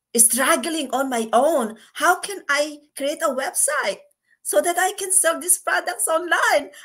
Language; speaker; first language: English; non-native, local second language; Filipino